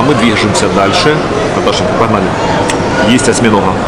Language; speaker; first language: Russian; native; Russian